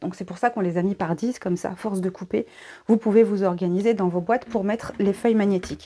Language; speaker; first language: French; native; French